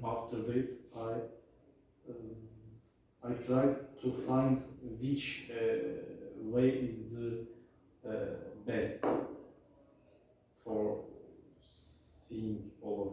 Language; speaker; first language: English; non-native, learner; Turkish